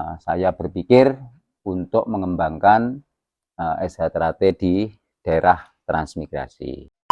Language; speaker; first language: Indonesian; non-native, local second language; Javanese